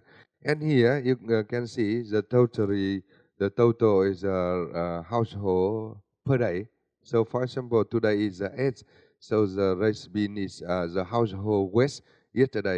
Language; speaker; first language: English; non-native, learner; Vietnamese